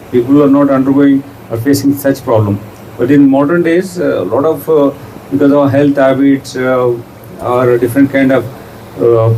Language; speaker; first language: English; non-native, local second language; Telugu